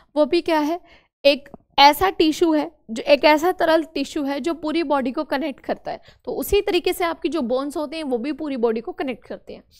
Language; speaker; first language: Hindi; native; Hindi